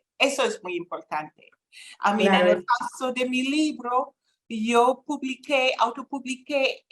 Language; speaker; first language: Spanish; non-native, fluent; English